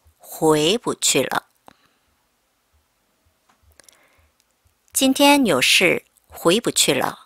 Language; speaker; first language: Chinese; non-native, fluent; Korean